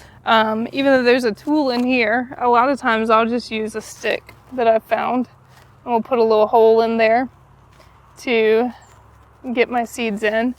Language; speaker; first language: English; native; English